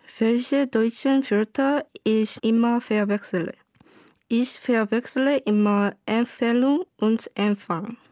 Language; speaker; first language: German; non-native, learner; Korean